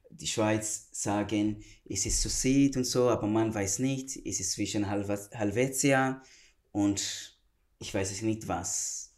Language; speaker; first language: German; non-native, fluent; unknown